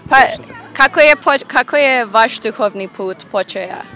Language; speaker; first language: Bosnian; early bilingual, heritage; Croatian